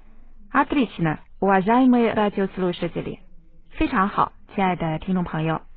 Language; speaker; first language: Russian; non-native, fluent; Chinese